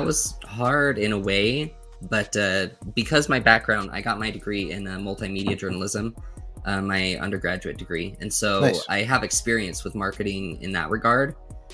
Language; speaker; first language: English; native; English